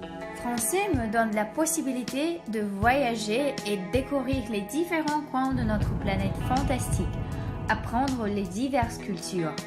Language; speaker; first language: French; non-native, fluent; Ukrainian